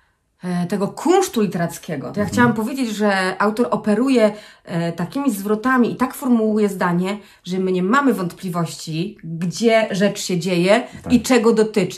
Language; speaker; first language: Polish; native; Polish